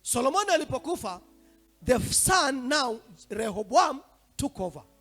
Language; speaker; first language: English; non-native, local second language; Swahili